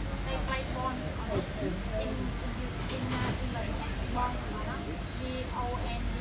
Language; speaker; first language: English; non-native, local second language; Vietnamese